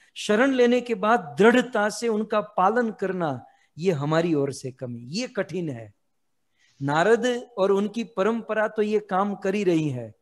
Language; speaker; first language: Hindi; native; Hindi